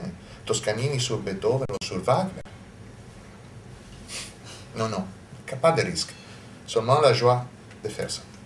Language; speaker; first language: French; non-native, learner; Italian